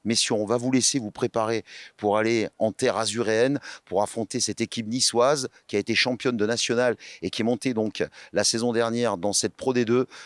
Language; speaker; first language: French; native; French